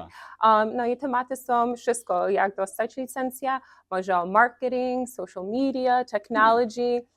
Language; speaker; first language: Polish; early bilingual, heritage; Polish